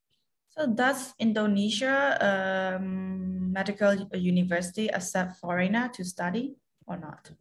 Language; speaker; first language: English; non-native, fluent; Khmer